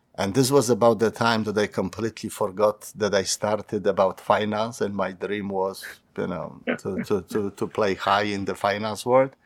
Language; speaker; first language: English; non-native, fluent; Polish